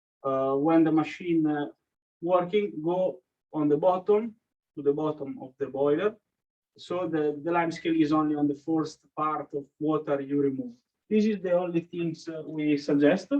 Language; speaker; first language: English; non-native, learner; Italian